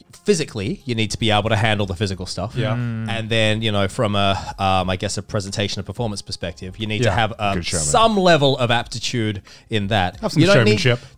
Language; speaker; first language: English; native; English